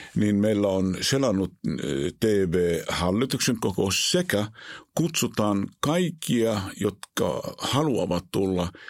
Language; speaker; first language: Finnish; non-native, fluent; Hebrew